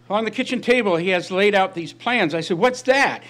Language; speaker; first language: English; native; English